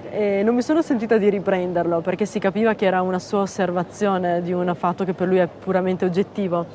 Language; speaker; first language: Italian; native; Italian